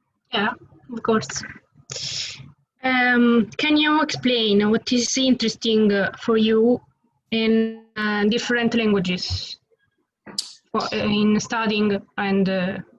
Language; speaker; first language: English; non-native, learner; Italian